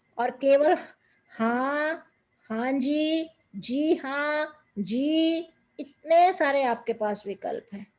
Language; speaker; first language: Hindi; native; Hindi